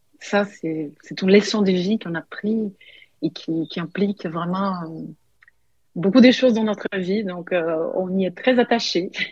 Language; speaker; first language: French; non-native, fluent; Portuguese